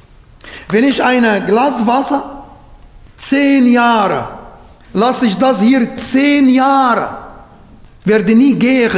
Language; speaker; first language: German; non-native, fluent; Arabic